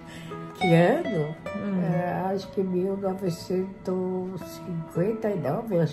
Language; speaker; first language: Portuguese; non-native, local second language; Japanese